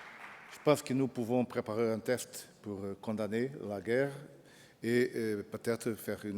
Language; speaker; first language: French; non-native, fluent; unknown